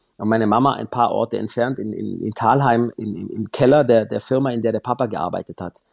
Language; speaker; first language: German; native; German